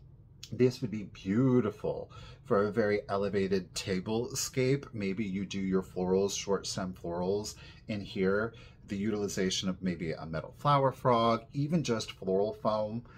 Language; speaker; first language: English; native; English